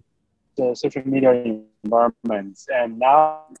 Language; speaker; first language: English; non-native, fluent; Chinese